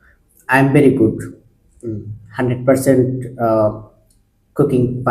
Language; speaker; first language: English; non-native, learner; Bangla